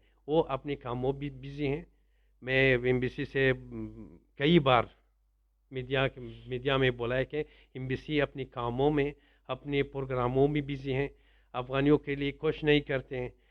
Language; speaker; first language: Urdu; non-native, learner; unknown